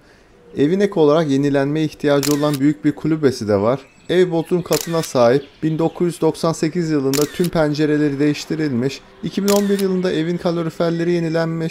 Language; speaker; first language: Turkish; native; Turkish